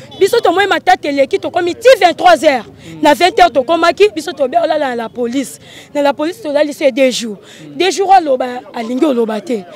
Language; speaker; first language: Lingala; native; Lingala